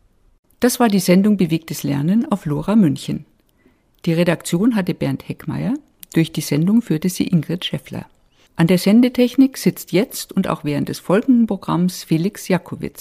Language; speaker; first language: German; native; German